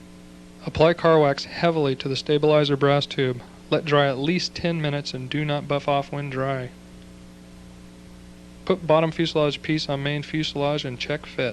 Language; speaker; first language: English; native; English